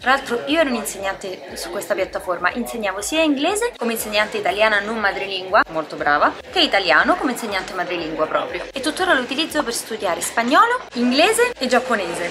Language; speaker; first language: Italian; native; Italian